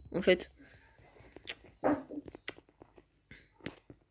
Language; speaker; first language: French; native; French